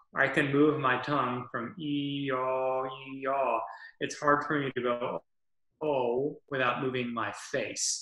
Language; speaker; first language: English; native; English